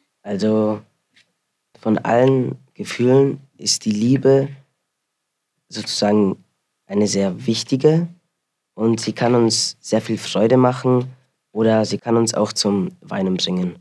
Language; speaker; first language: German; early bilingual, other home language; Spanish